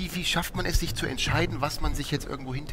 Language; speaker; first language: German; native; German